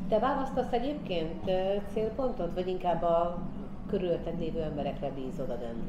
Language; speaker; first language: Hungarian; native; Hungarian